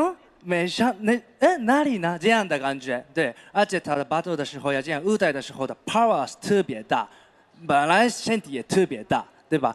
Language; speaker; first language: Chinese; non-native, fluent; Japanese